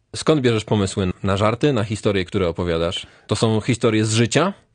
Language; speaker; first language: Polish; native; Polish